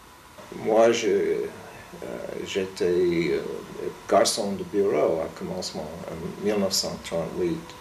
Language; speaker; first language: French; non-native, fluent; English